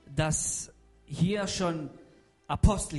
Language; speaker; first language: German; non-native, fluent; Russian